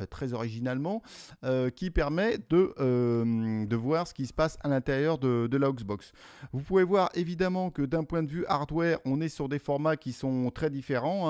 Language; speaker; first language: French; native; French